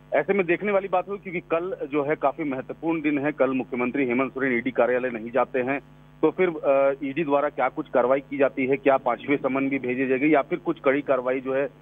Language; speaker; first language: Hindi; native; Hindi